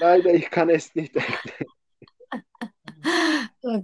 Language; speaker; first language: German; non-native, fluent; Turkish